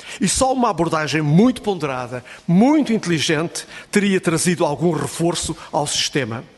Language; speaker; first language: Portuguese; native; Portuguese